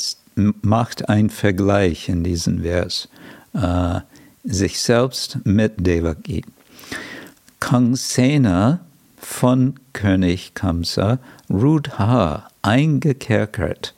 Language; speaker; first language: German; non-native, fluent; English